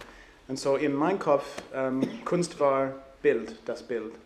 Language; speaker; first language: German; non-native, learner; English